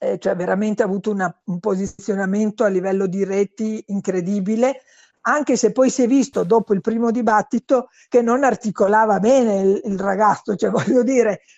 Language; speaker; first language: Italian; non-native, fluent; Spanish